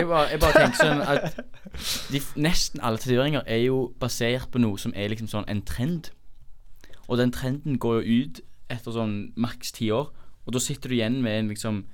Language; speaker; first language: Norwegian; native; Norwegian